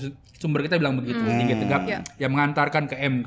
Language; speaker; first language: Indonesian; native; Indonesian